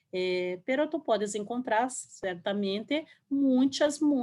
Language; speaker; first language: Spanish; non-native, learner; Portuguese